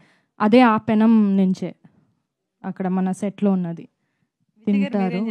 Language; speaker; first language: Telugu; non-native, fluent; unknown